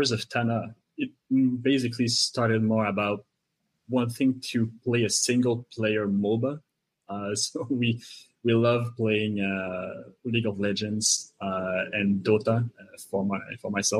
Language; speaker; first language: English; non-native, fluent; French